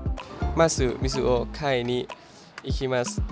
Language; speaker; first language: Japanese; non-native, learner; Thai